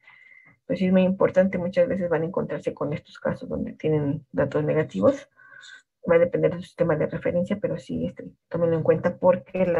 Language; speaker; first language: Spanish; native; Spanish